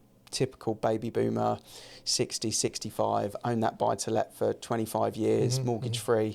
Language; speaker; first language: English; native; English